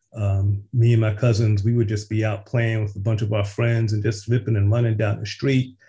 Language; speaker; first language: English; native; English